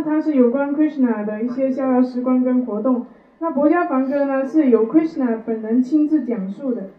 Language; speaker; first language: Chinese; native; Chinese